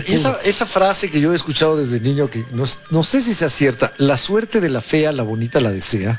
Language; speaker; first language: Spanish; native; Spanish